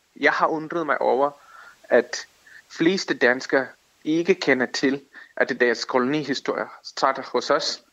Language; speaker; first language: Danish; non-native, fluent; Tamil